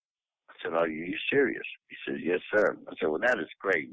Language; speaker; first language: English; native; English